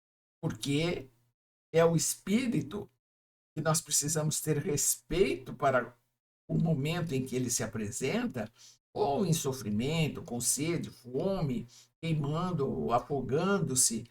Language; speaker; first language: Portuguese; native; Portuguese